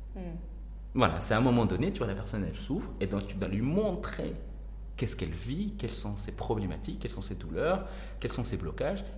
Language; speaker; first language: French; non-native, local second language; Arabic